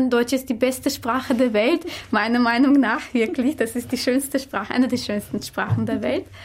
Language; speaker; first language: German; non-native, fluent; Armenian